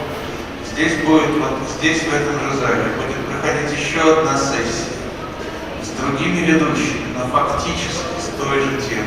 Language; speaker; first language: Russian; native; Russian